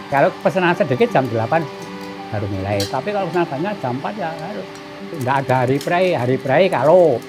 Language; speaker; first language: Indonesian; non-native, local second language; Javanese